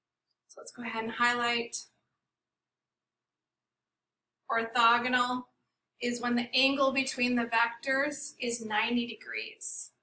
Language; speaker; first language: English; native; English